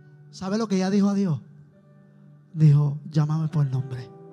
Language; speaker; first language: Spanish; native; Spanish